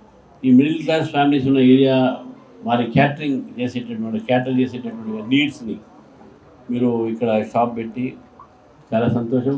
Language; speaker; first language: Telugu; native; Telugu